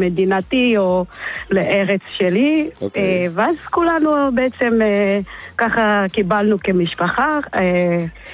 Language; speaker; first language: Hebrew; non-native, fluent; English